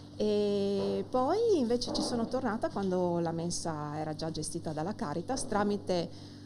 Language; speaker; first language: Italian; native; Italian